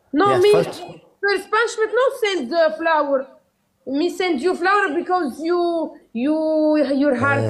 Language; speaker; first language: English; non-native, learner; Arabic